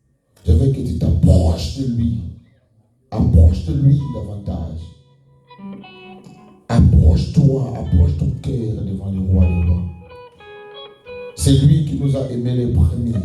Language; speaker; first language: French; non-native, local second language; Lingala